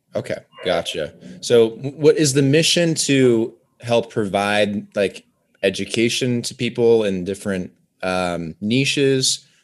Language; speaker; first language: English; native; English